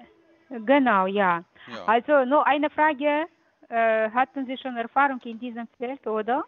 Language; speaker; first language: German; non-native, fluent; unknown